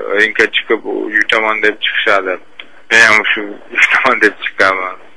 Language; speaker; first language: Uzbek; non-native, local second language; Russian